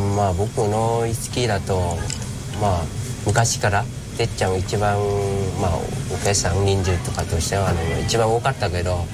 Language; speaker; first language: Japanese; non-native, fluent; Vietnamese